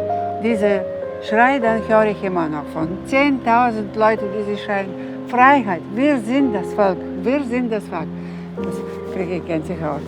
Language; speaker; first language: German; non-native, fluent; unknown